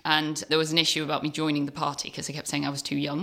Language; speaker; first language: English; native; English